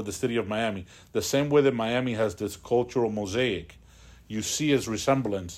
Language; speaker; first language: English; early bilingual, other home language; Spanish